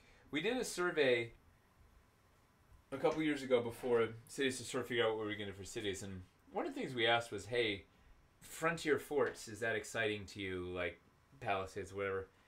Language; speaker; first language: English; native; English